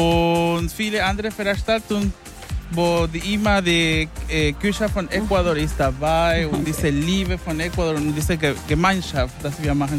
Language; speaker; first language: German; non-native, fluent; Spanish